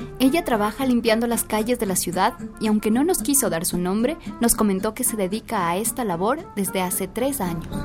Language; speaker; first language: Spanish; native; Spanish